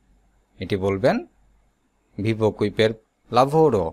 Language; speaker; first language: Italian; non-native, learner; Bangla